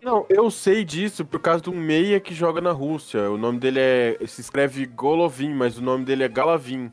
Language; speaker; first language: Portuguese; native; Portuguese